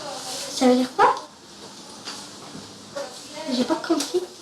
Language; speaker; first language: French; early bilingual, other home language; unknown